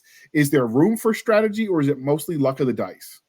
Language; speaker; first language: English; native; English